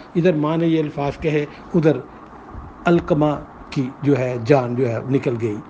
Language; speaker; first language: Urdu; non-native, local second language; Punjabi